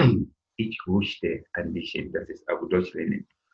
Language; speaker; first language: German; non-native, learner; English